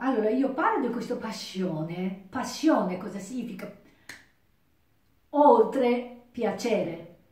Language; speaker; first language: Italian; non-native, learner; Japanese